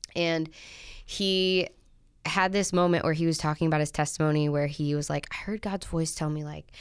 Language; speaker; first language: English; native; English